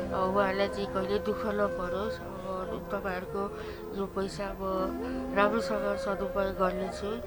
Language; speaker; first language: Nepali; native; Nepali